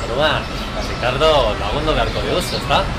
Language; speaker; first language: Basque; non-native, learner; Spanish